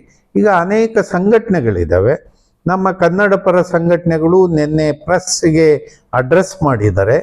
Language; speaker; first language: Kannada; native; Kannada